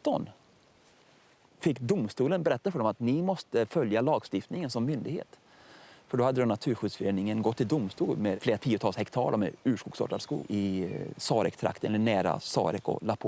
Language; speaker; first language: Swedish; native; Swedish